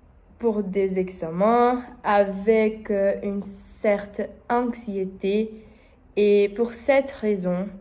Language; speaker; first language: French; non-native, learner; Portuguese